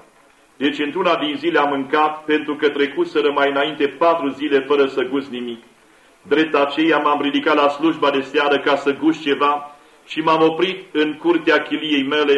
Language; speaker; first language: Romanian; native; Romanian